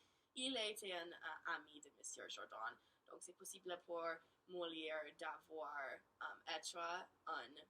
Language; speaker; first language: French; non-native, learner; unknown